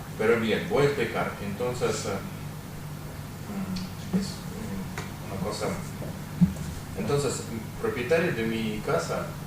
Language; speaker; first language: Spanish; non-native, fluent; Russian